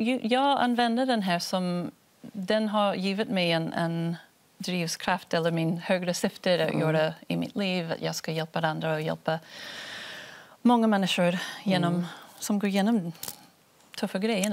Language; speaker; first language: Swedish; non-native, fluent; Spanish